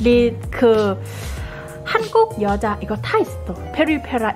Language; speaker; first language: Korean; non-native, learner; Vietnamese